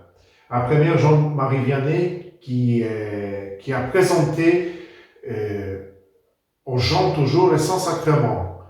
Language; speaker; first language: French; non-native, fluent; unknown